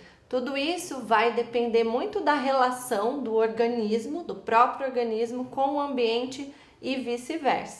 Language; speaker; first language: Portuguese; native; Portuguese